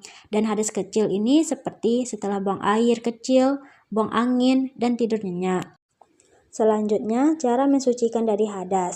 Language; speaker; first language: Indonesian; native; Indonesian